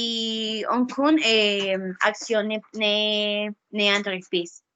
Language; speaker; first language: French; non-native, learner; Spanish